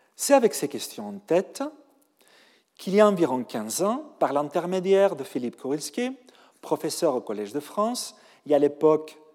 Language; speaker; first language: French; non-native, fluent; Spanish